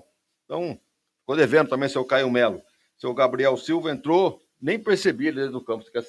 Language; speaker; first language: Portuguese; native; Portuguese